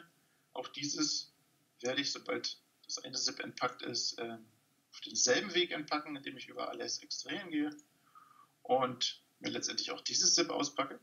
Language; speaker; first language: German; native; German